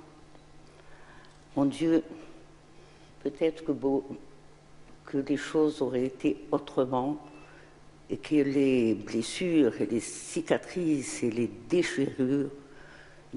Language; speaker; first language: French; non-native, local second language; Arabic